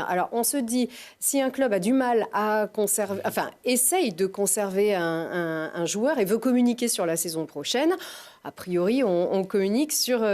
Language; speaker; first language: French; native; French